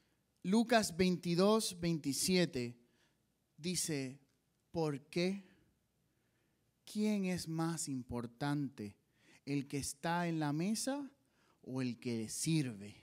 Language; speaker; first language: Spanish; native; Spanish